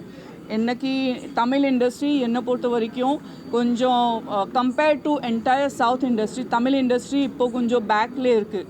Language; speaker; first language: Tamil; non-native, fluent; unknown